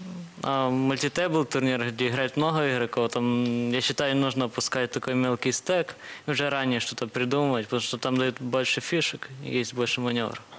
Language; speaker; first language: Russian; native; Russian